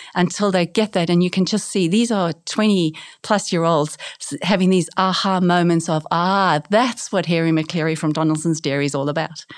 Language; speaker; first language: English; native; English